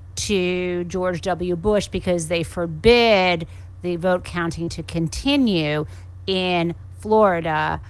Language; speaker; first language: English; native; English